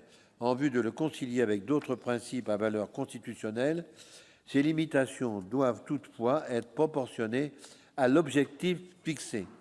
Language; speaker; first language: French; native; French